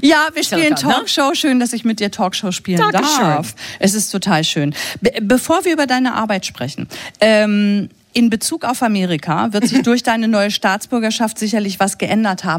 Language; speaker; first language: German; native; German